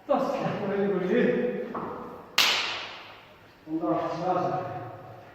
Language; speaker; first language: Turkish; non-native, learner; Mongolian